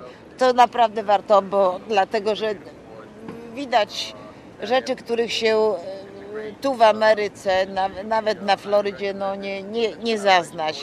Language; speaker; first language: Polish; native; Polish